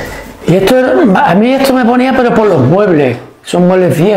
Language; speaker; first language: Spanish; native; Spanish